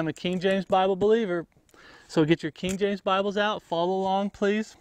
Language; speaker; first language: English; native; English